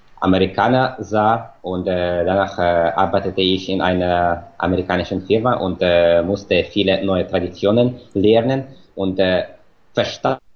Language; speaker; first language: German; non-native, fluent; Russian